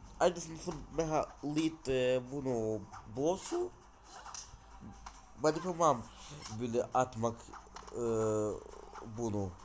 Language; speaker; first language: Turkish; non-native, learner; Russian